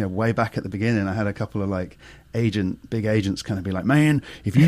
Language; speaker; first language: English; native; English